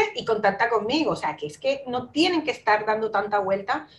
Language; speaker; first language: Spanish; native; Spanish